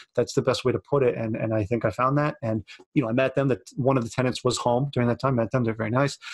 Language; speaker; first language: English; native; English